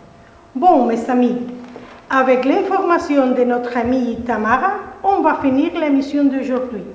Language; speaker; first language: French; non-native, fluent; Spanish